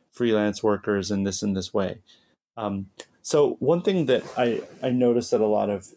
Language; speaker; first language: English; native; English